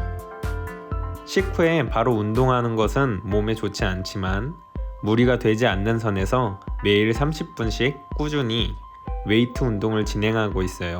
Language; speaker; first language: Korean; native; Korean